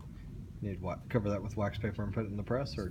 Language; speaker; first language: English; native; English